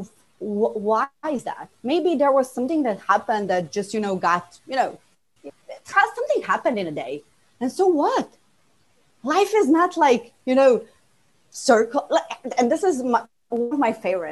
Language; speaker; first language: English; non-native, fluent; Slovenian